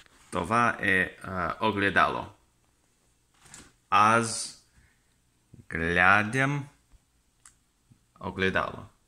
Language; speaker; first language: Bulgarian; non-native, learner; Russian